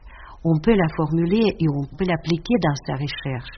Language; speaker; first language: French; non-native, fluent; Russian